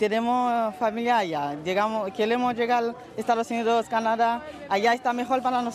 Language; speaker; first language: Spanish; non-native, learner; Haitian Creole